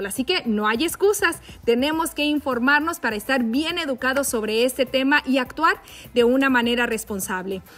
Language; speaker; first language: Spanish; native; Spanish